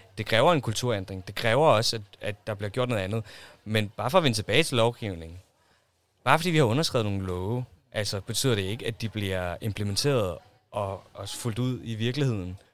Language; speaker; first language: Danish; early bilingual, other home language; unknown